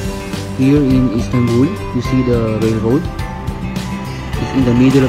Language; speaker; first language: English; non-native, learner; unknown